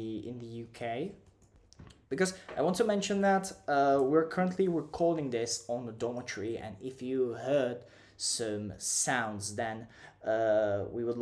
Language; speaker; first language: English; non-native, fluent; Czech